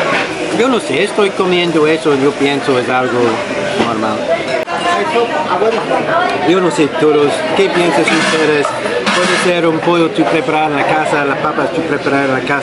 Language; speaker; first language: Spanish; non-native, learner; English